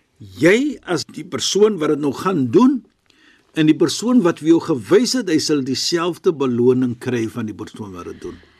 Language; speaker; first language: Afrikaans; non-native, fluent; Arabic